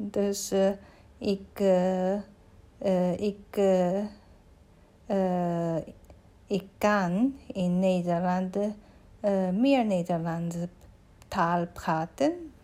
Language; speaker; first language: Dutch; non-native, learner; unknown